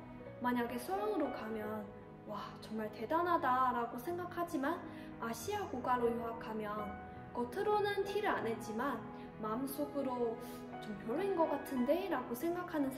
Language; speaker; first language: Korean; non-native, fluent; Chinese